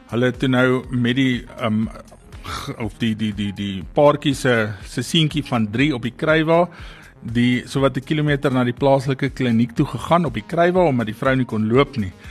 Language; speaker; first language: Afrikaans; native; Afrikaans